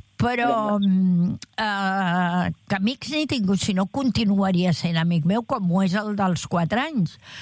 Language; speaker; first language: Catalan; native; Catalan